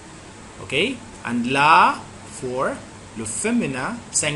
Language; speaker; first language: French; non-native, fluent; Arabic